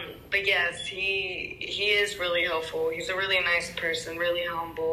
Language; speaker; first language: English; early bilingual, other home language; Spanish